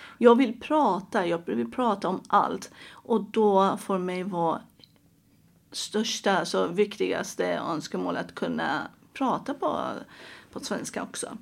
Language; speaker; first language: Swedish; non-native, fluent; Persian